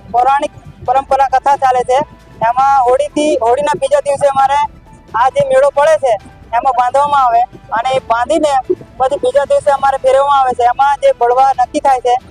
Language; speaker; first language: Gujarati; non-native, local second language; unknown